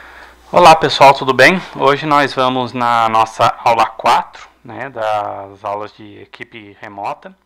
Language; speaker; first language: Portuguese; native; Portuguese